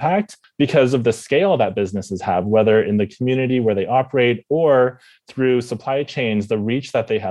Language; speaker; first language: English; native; English